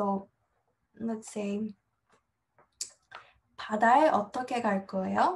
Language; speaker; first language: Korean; non-native, fluent; English